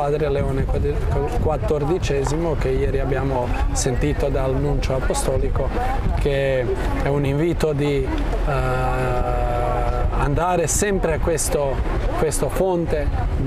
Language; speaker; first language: Italian; non-native, fluent; Croatian